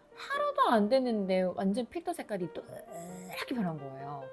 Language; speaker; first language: Korean; native; Korean